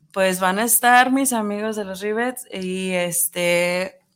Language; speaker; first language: Spanish; native; Spanish